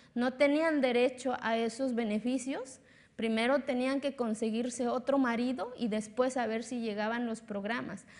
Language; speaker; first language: Spanish; non-native, local second language; Zapotec